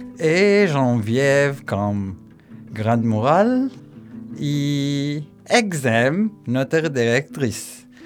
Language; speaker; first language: French; non-native, learner; Arabic